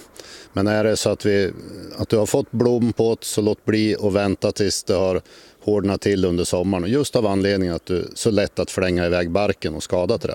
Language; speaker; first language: Swedish; native; Swedish